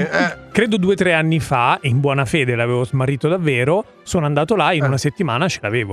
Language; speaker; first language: Italian; native; Italian